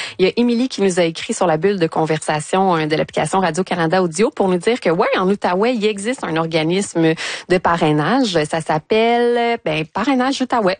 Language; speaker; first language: French; native; French